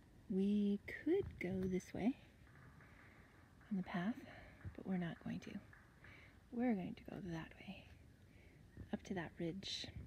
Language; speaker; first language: English; native; English